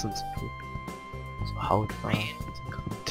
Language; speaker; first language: German; native; German